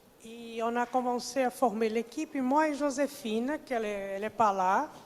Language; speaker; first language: French; non-native, fluent; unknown